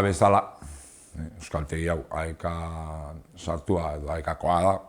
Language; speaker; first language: Basque; non-native, local second language; Spanish